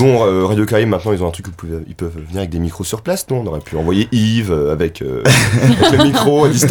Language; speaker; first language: French; native; French